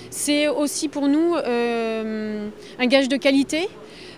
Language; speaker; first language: French; native; French